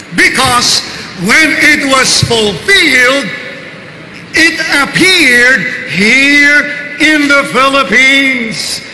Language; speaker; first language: English; non-native, local second language; Filipino